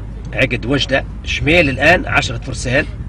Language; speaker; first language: Arabic; native; Arabic